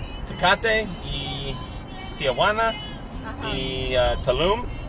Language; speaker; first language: Spanish; non-native, learner; English